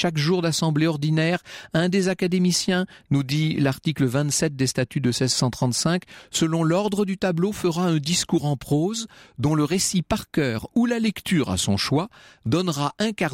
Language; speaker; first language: French; native; French